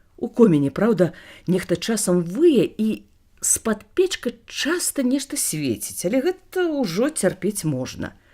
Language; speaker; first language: Belarusian; native; Belarusian